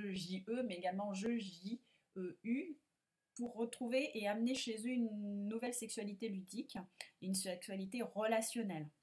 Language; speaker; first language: French; native; French